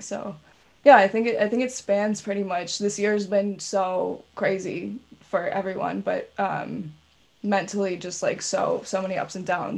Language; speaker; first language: English; native; English